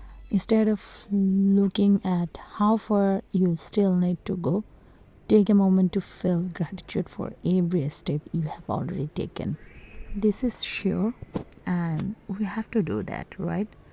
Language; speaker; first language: English; non-native, local second language; Bangla